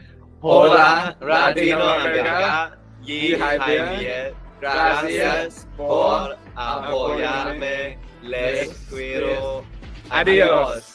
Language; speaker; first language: Spanish; non-native, learner; Thai